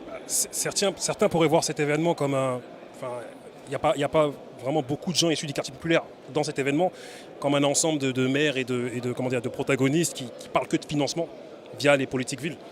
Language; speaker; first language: French; native; French